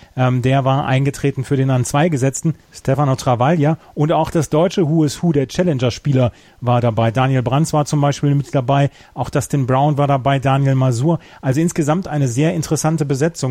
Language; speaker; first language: German; native; German